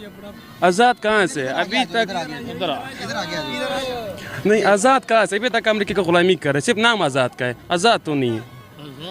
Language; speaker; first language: Hindi; non-native, learner; Pashto